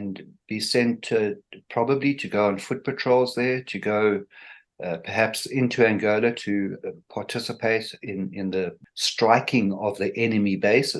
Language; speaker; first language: English; native; English